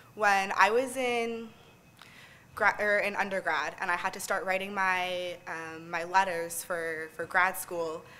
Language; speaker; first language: English; native; English